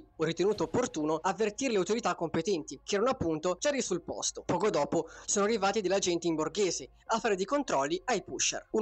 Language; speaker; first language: Italian; native; Italian